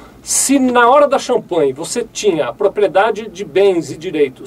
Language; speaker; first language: Portuguese; native; Portuguese